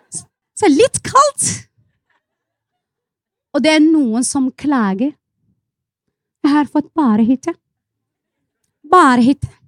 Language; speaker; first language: Norwegian; non-native, fluent; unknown